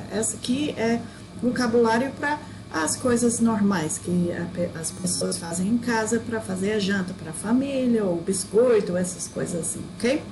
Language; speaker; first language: Portuguese; non-native, fluent; English